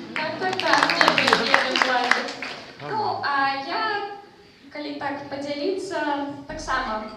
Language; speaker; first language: Belarusian; non-native, local second language; Russian